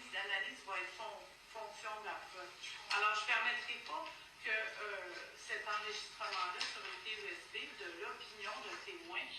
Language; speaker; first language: French; native; French